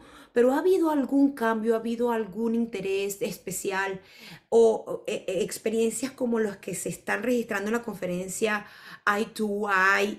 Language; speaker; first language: Spanish; native; Spanish